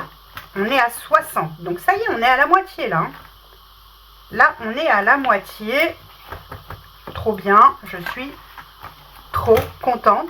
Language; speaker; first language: French; native; French